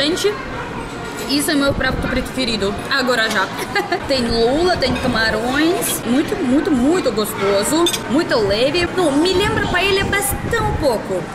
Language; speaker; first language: Portuguese; non-native, learner; Russian